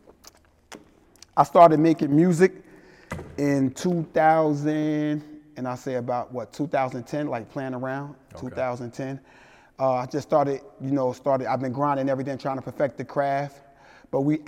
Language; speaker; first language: English; native; English